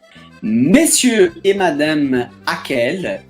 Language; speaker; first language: French; non-native, fluent; Portuguese